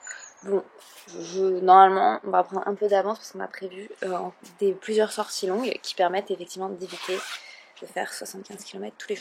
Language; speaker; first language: French; native; French